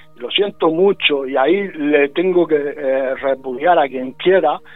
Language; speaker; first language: Spanish; native; Spanish